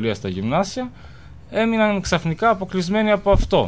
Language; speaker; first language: Greek; non-native, fluent; Albanian